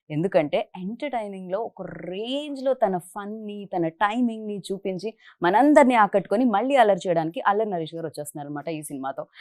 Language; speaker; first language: Telugu; native; Telugu